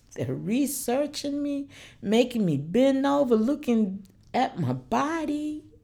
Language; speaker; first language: English; native; English